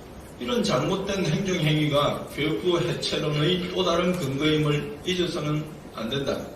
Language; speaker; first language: Korean; native; Korean